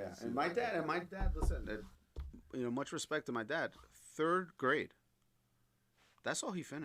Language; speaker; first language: English; native; English